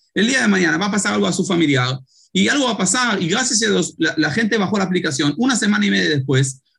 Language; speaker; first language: Spanish; early bilingual, heritage; Hebrew